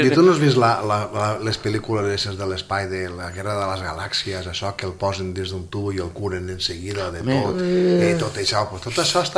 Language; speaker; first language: Catalan; native; Catalan